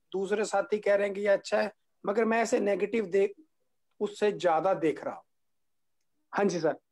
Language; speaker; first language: Hindi; native; Hindi